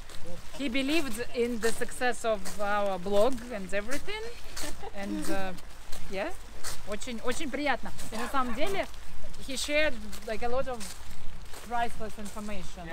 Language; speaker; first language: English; non-native, fluent; Russian